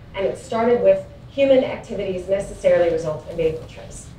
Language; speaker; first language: English; native; English